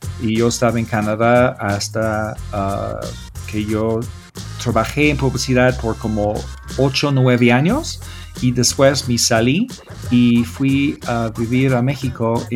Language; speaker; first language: Spanish; non-native, fluent; English